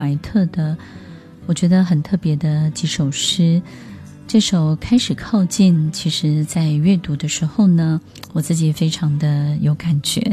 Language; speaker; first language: Chinese; native; Chinese